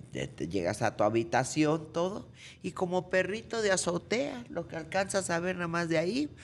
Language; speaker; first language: Spanish; native; Spanish